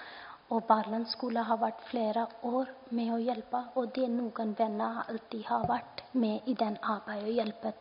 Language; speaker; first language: Norwegian; non-native, fluent; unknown